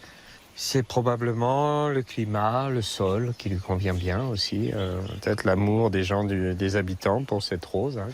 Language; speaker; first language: French; native; French